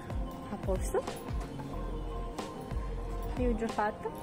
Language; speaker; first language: Italian; non-native, learner; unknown